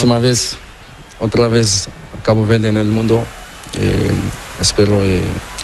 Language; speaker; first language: Spanish; non-native, learner; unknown